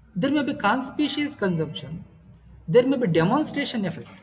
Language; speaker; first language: English; non-native, local second language; Kannada